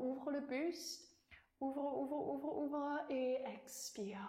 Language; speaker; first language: French; non-native, fluent; English